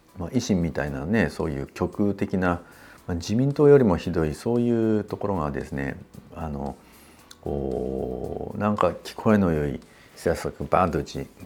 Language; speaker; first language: Japanese; native; Japanese